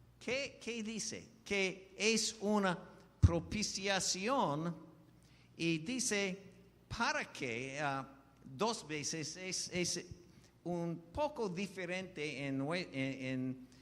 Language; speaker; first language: Spanish; non-native, fluent; English